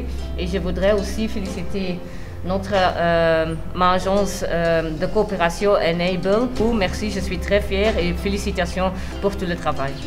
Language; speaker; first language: French; non-native, fluent; Dutch